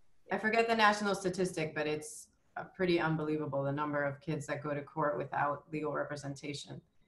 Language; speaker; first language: English; early bilingual, other home language; Spanish